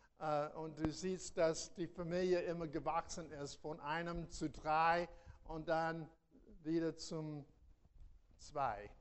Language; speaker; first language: German; non-native, fluent; English